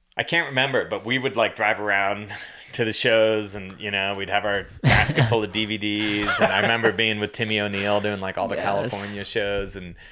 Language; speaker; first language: English; native; English